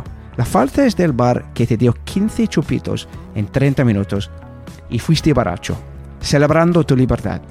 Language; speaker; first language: Spanish; non-native, fluent; English